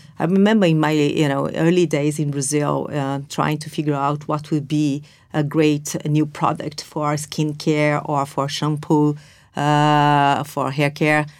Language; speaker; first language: English; non-native, fluent; Portuguese